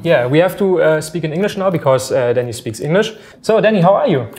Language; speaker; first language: English; non-native, fluent; German